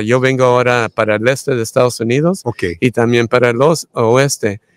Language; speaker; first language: Spanish; early bilingual, heritage; Spanish